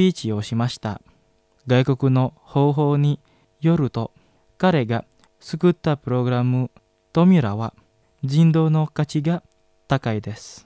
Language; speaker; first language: Japanese; non-native, fluent; Indonesian